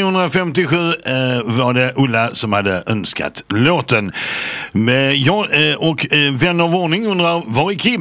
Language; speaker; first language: Swedish; native; Swedish